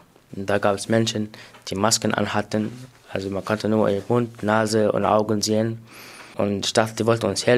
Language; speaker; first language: German; early bilingual, other home language; Arabic